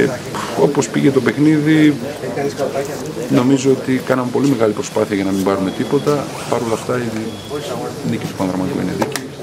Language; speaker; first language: Greek; native; Greek